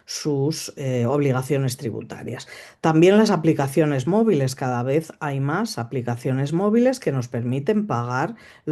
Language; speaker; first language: Spanish; native; Spanish